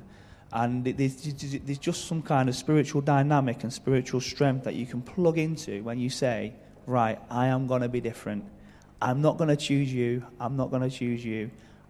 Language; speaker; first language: English; native; English